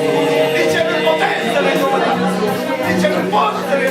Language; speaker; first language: Italian; native; Italian